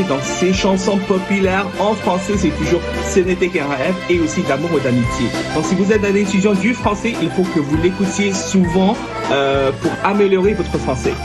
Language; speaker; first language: French; non-native, fluent; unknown